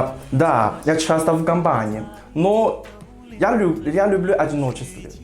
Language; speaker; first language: Russian; non-native, learner; Chinese